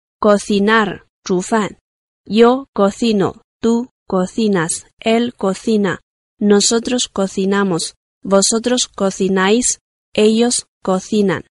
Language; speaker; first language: Spanish; non-native, fluent; Chinese